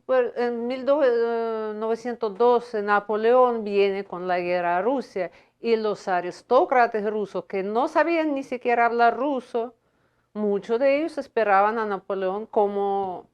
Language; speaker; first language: Spanish; non-native, fluent; Russian